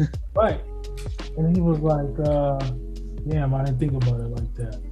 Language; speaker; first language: English; native; English